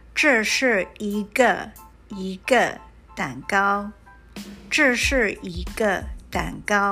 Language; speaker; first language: Chinese; non-native, fluent; English